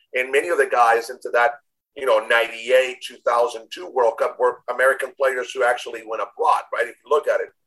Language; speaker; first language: English; non-native, fluent; Spanish